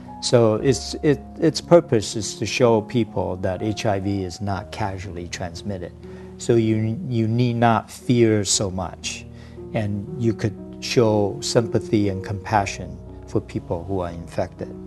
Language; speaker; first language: English; early bilingual, other home language; Chinese